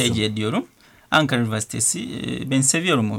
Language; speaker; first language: Turkish; non-native, learner; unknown